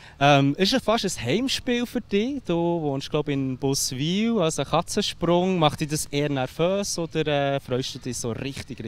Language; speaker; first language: German; native; German